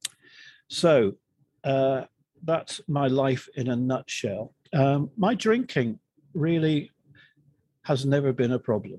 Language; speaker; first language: English; native; English